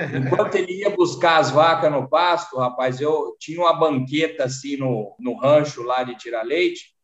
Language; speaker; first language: Portuguese; native; Portuguese